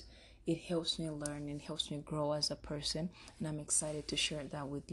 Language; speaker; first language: English; non-native, local second language; Kinyarwanda